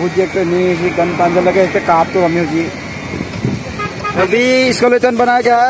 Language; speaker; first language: Hindi; non-native, local second language; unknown